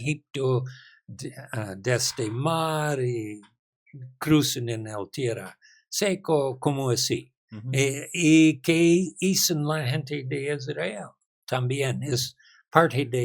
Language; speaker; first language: Spanish; non-native, learner; English